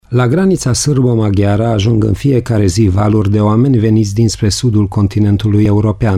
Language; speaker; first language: Romanian; native; Romanian